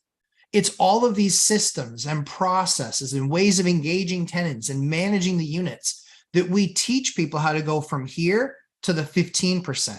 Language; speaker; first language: English; native; English